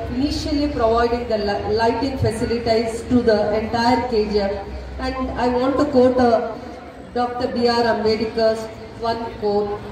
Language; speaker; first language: English; non-native, local second language; Kannada